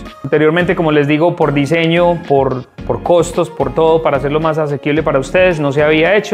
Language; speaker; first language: Spanish; native; Spanish